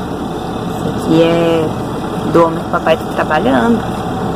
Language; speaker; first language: Portuguese; native; Portuguese